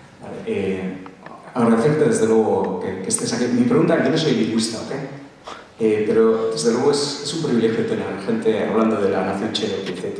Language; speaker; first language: Spanish; native; Spanish